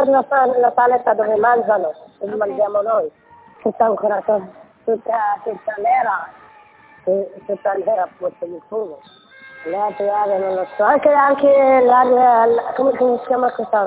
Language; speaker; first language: Italian; non-native, learner; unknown